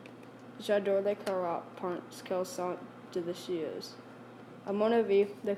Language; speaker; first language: French; non-native, learner; English